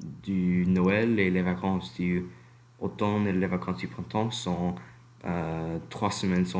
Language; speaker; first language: French; non-native, learner; English